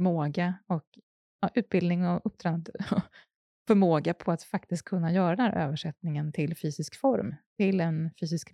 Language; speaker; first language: Swedish; native; Swedish